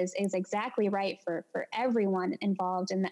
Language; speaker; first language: English; native; English